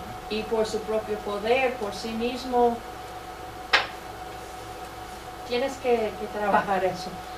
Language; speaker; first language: Spanish; non-native, fluent; English